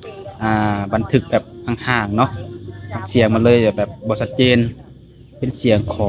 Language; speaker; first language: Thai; non-native, local second language; Northeastern Thai